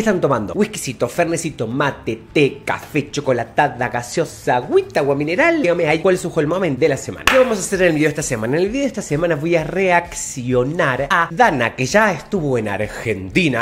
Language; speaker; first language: Spanish; native; Spanish